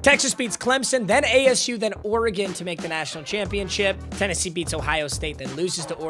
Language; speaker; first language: English; native; English